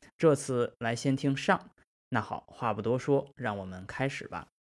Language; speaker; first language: Chinese; native; Chinese